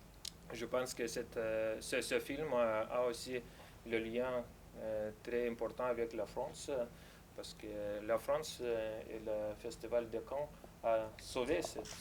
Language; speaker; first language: French; non-native, fluent; Lithuanian